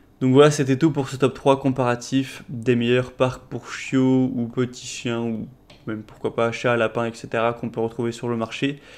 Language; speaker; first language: French; native; French